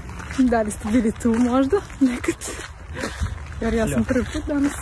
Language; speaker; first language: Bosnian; non-native, learner; Russian